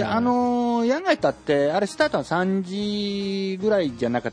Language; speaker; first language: Japanese; native; Japanese